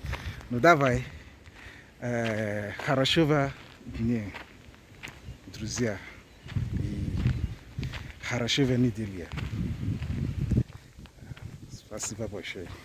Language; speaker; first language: Russian; non-native, learner; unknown